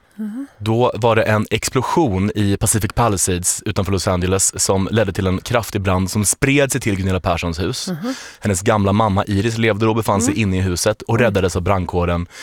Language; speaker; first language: Swedish; native; Swedish